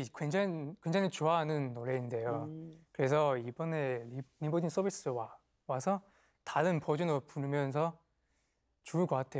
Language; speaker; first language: Korean; non-native, learner; Chinese